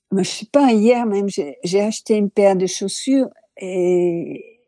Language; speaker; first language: French; non-native, fluent; Dutch